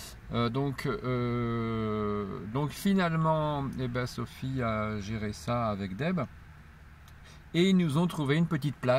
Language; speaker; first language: French; native; French